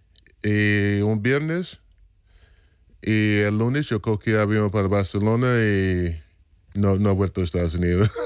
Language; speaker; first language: Spanish; non-native, fluent; English